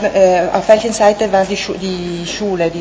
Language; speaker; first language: German; non-native, fluent; Italian